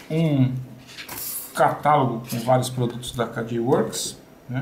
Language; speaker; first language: Portuguese; native; Portuguese